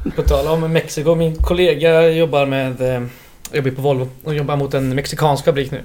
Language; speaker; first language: Swedish; native; Swedish